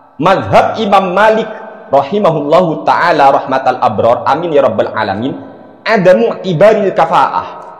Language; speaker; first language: Indonesian; non-native, local second language; Madurese